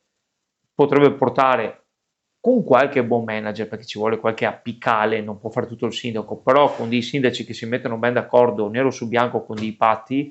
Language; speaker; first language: Italian; native; Italian